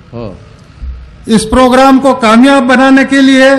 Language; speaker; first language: Hindi; non-native, local second language; Marathi